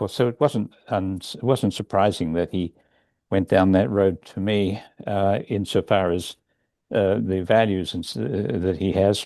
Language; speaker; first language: English; native; English